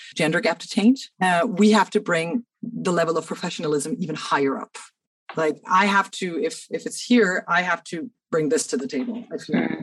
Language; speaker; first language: English; early bilingual, other home language; Danish